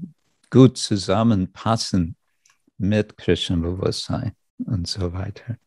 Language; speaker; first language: German; non-native, fluent; English